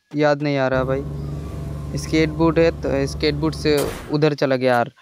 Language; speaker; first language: Hindi; non-native, local second language; Bangla